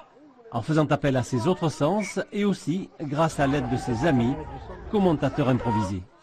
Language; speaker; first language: French; native; French